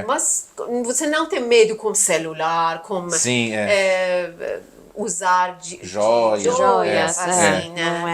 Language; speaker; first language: Portuguese; non-native, learner; Persian